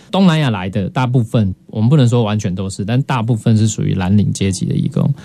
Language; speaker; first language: Chinese; native; Chinese